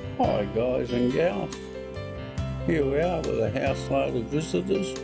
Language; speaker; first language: English; native; English